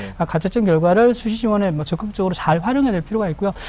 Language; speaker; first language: Korean; native; Korean